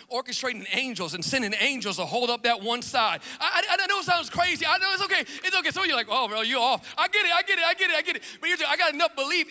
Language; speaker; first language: English; native; English